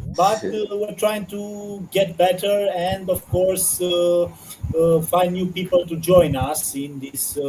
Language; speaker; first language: English; non-native, learner; Romanian